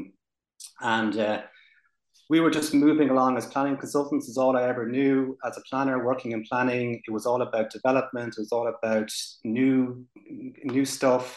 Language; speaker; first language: English; native; English